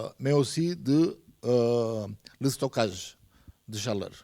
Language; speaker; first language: French; non-native, fluent; Portuguese